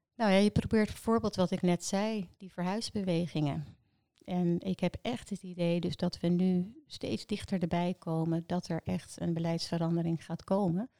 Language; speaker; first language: Dutch; native; Dutch